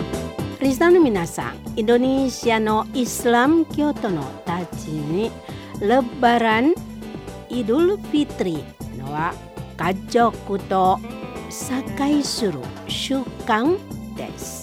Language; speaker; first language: Japanese; non-native, fluent; Indonesian